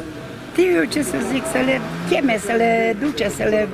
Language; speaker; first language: Romanian; non-native, local second language; Ukrainian